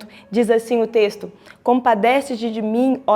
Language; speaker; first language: Portuguese; native; Portuguese